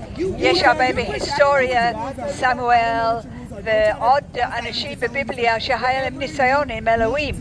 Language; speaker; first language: Hebrew; non-native, learner; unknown